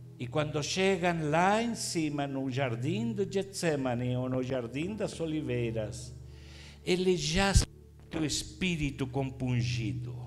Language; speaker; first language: Portuguese; non-native, fluent; Spanish